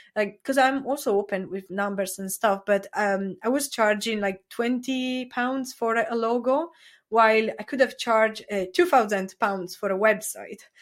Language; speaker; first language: English; non-native, fluent; Italian